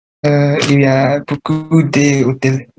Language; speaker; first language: French; non-native, learner; Vietnamese